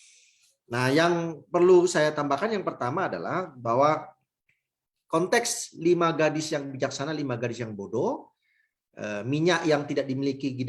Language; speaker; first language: Indonesian; native; Indonesian